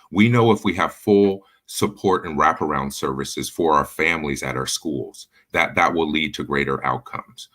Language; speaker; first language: English; native; English